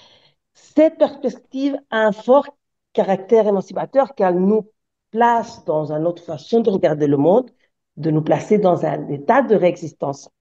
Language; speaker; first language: French; non-native, fluent; Spanish